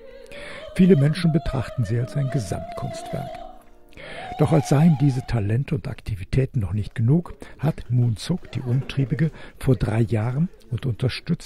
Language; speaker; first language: German; native; German